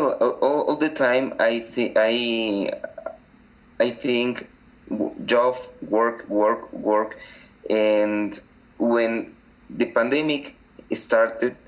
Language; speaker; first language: English; non-native, learner; Spanish